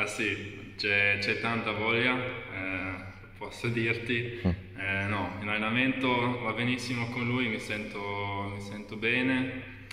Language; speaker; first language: Italian; non-native, fluent; German